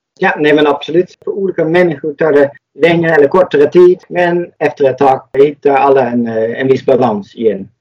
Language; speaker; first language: Swedish; non-native, fluent; Dutch